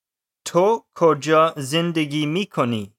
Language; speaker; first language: Persian; non-native, learner; English